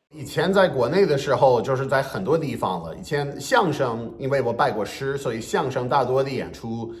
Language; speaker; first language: Chinese; non-native, fluent; English